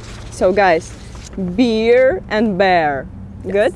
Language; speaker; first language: English; non-native, learner; Russian